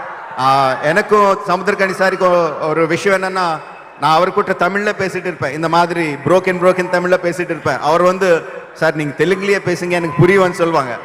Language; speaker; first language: Tamil; non-native, local second language; Telugu